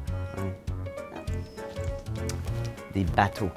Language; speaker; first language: French; native; French